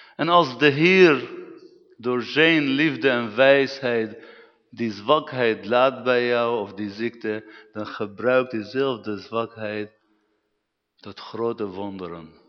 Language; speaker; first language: Dutch; non-native, fluent; Arabic